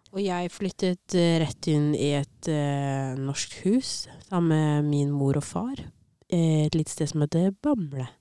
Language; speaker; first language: Norwegian; native; Norwegian